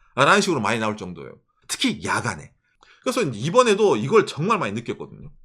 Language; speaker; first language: Korean; native; Korean